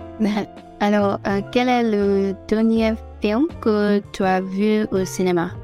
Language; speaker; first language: French; non-native, learner; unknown